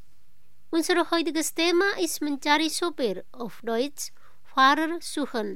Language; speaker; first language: German; non-native, fluent; Indonesian